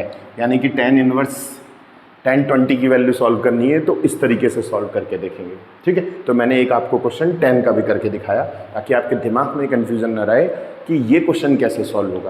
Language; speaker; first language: Hindi; native; Hindi